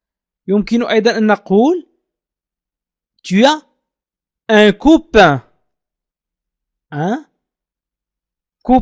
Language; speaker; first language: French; non-native, fluent; Arabic